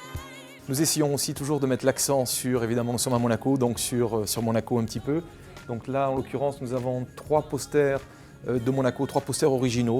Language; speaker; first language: French; native; French